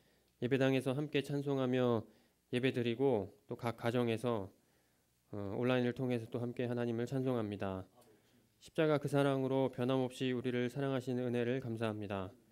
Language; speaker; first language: Korean; native; Korean